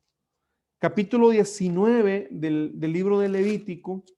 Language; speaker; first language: Spanish; native; Spanish